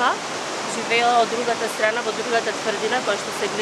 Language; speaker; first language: Macedonian; native; Macedonian